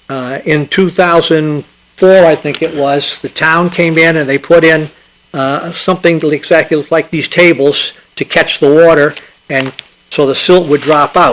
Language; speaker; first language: English; native; English